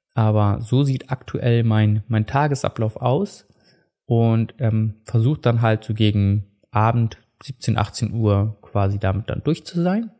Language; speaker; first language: German; early bilingual, other home language; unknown